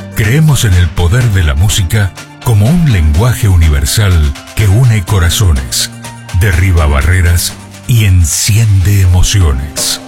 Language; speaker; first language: Spanish; native; Spanish